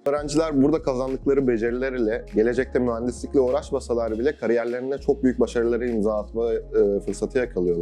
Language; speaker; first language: Turkish; native; Turkish